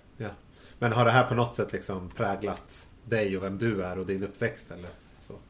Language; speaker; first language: Swedish; native; Swedish